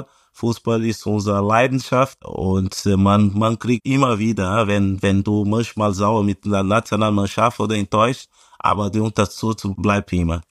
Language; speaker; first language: German; non-native, fluent; Portuguese